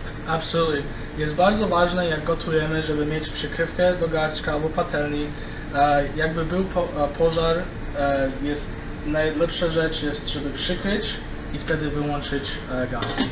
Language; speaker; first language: Polish; early bilingual, heritage; Polish